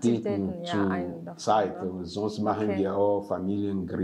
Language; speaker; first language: German; non-native, fluent; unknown